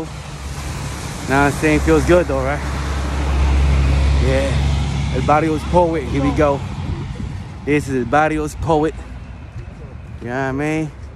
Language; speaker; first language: English; early bilingual, other home language; Spanish